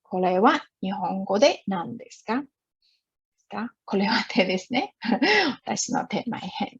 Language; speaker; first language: Japanese; non-native, fluent; Chinese